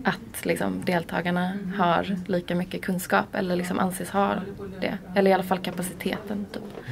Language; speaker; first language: Swedish; native; Swedish